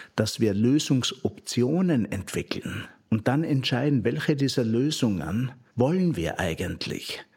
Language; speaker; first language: German; native; German